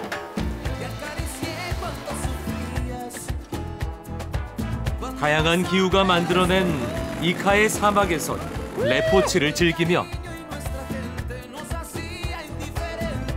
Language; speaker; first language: Korean; native; Korean